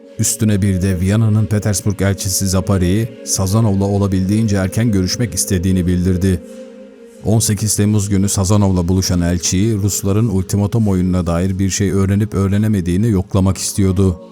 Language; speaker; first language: Turkish; native; Turkish